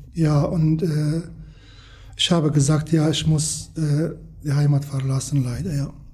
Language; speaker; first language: German; non-native, learner; Kurdish